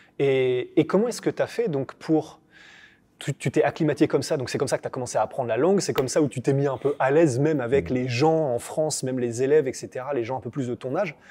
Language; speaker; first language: French; native; French